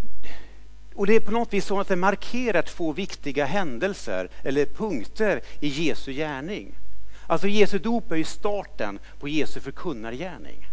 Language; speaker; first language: Swedish; native; Swedish